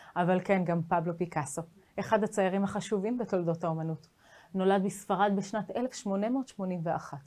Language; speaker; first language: Hebrew; native; Hebrew